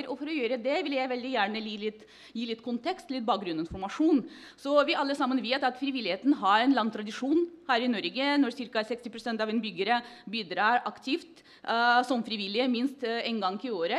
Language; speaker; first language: Norwegian; non-native, fluent; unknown